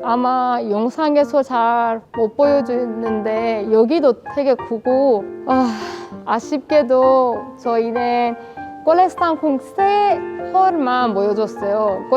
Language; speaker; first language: Korean; non-native, fluent; Persian